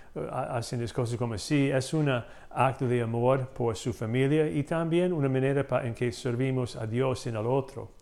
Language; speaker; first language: Spanish; non-native, fluent; English